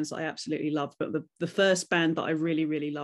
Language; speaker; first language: English; native; English